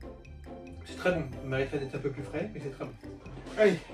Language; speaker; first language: French; native; French